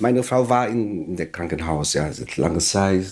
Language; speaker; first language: German; non-native, fluent; Vietnamese